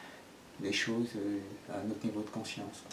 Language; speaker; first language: French; native; French